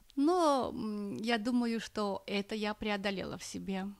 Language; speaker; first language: Russian; non-native, local second language; Armenian